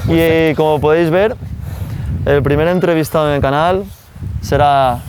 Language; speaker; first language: Spanish; native; Spanish